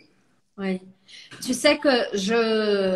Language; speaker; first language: French; non-native, fluent; Portuguese